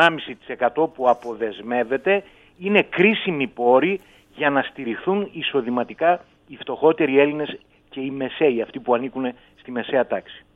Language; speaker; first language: Greek; native; Greek